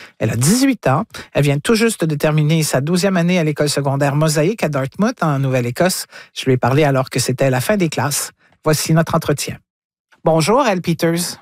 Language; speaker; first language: French; native; French